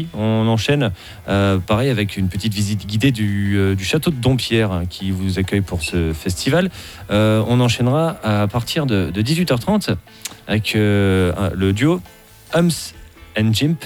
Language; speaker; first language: French; native; French